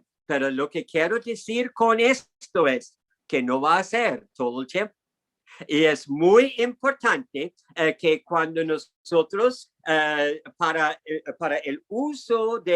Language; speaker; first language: Spanish; non-native, fluent; English